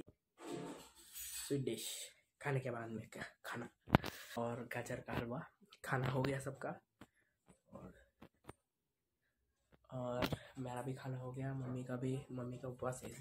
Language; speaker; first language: Hindi; native; Hindi